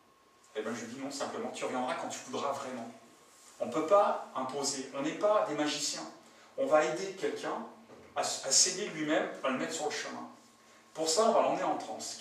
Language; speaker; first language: French; native; French